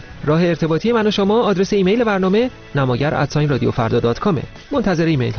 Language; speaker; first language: Persian; native; Persian